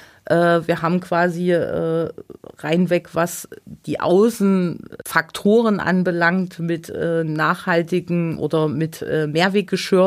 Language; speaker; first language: German; native; German